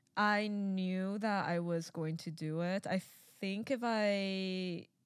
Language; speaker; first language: English; early bilingual, other home language; Chinese